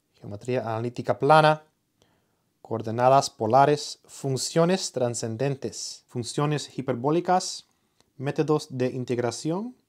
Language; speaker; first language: Spanish; early bilingual, heritage; Spanish